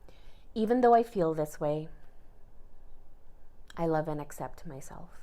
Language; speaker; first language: English; native; English